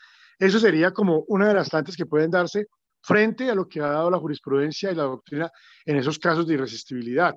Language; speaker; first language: Spanish; native; Spanish